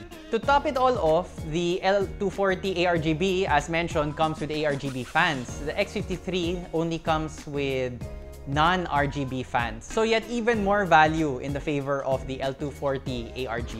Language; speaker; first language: English; non-native, local second language; Filipino